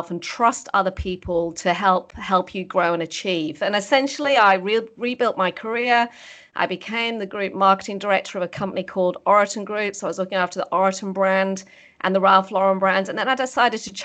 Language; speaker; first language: English; native; English